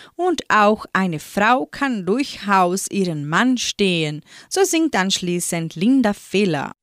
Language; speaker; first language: German; native; German